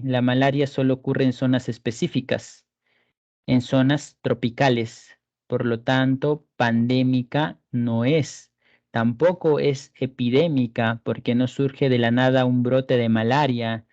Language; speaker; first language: Spanish; native; Spanish